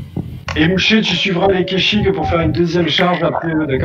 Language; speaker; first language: French; native; French